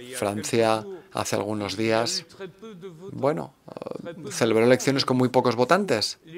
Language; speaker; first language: Spanish; non-native, fluent; German